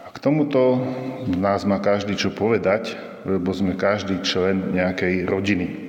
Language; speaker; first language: Slovak; native; Slovak